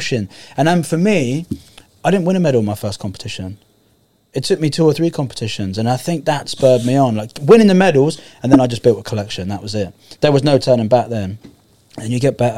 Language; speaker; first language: English; native; English